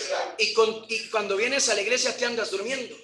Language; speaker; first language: Spanish; native; Spanish